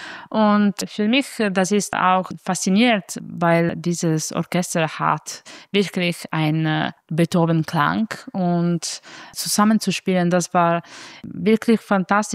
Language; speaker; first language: German; non-native, fluent; Italian